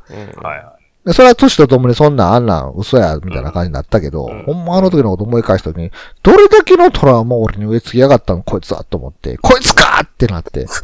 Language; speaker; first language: Japanese; native; Japanese